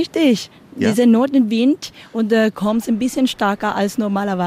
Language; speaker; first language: German; non-native, learner; Spanish